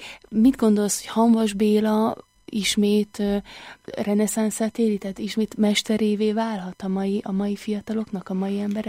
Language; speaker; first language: Hungarian; native; Hungarian